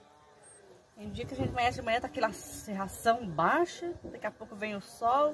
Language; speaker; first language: Portuguese; native; Portuguese